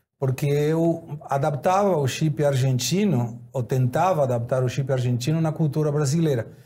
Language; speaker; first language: Portuguese; non-native, fluent; Spanish